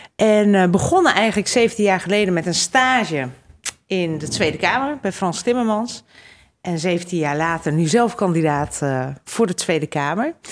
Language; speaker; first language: Dutch; early bilingual, other home language; Hungarian